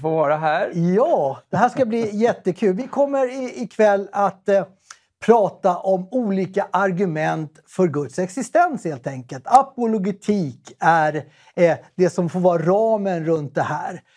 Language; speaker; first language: Swedish; native; Swedish